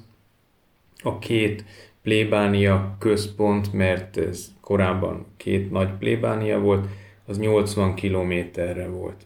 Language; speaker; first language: Hungarian; native; Hungarian